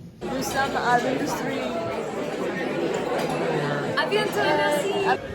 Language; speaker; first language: French; non-native, learner; English